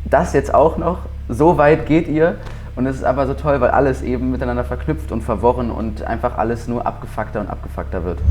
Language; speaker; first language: German; native; German